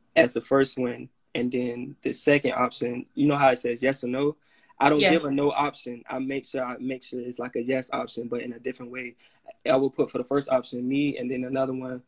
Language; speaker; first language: English; native; English